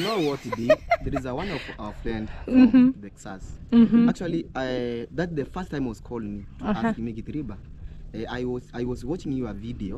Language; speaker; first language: English; non-native, local second language; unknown